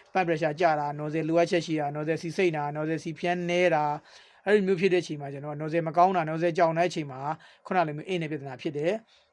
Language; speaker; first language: Burmese; native; Burmese